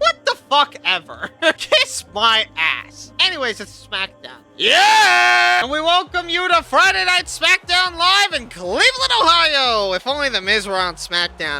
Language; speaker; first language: English; native; English